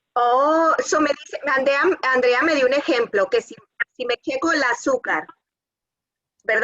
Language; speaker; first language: Spanish; early bilingual, other home language; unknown